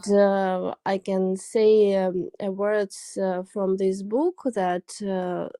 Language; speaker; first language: English; non-native, learner; Russian